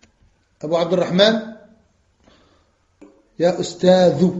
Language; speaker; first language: Arabic; non-native, fluent; French